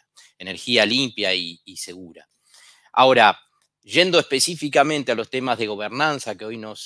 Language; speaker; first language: Spanish; native; Spanish